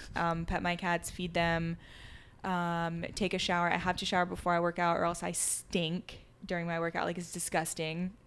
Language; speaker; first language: English; early bilingual, other home language; French